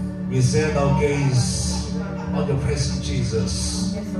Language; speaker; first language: English; non-native, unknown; Indonesian